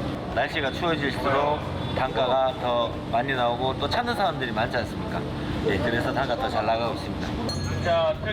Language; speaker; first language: Korean; native; Korean